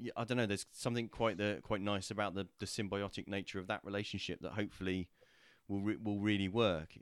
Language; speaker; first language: English; native; English